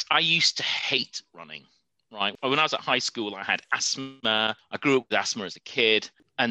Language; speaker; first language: English; native; English